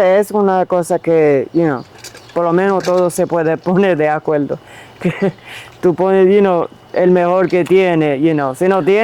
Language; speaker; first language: Spanish; early bilingual, heritage; Spanish